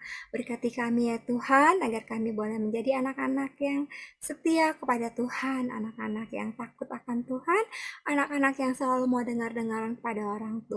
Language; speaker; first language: Indonesian; native; Indonesian